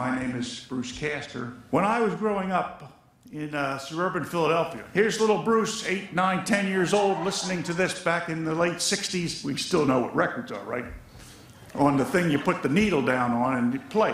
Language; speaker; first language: English; native; English